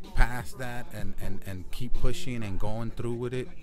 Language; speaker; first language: English; native; English